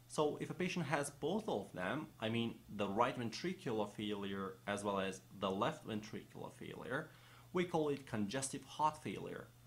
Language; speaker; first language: English; non-native, fluent; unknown